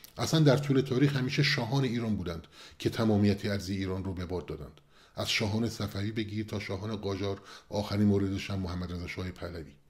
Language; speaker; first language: Persian; non-native, local second language; Kurdish